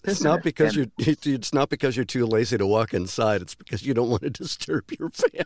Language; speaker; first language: English; native; English